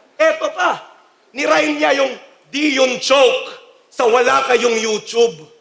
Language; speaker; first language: Filipino; non-native, local second language; Cebuano